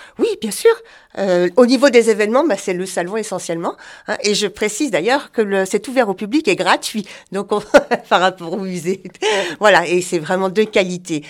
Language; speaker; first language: French; native; French